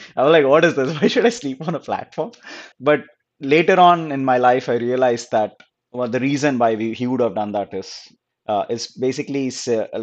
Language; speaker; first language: English; non-native, local second language; Telugu